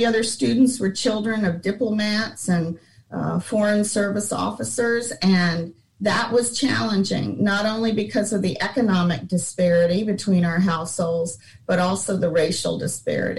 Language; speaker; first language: English; native; English